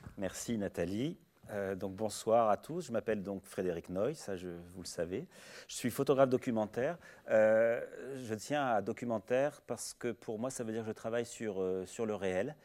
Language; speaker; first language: French; native; French